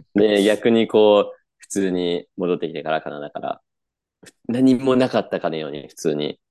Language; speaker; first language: Japanese; native; Japanese